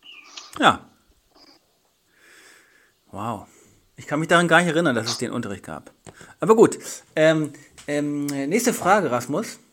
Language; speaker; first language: German; native; German